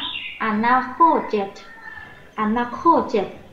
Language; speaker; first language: Russian; non-native, learner; Vietnamese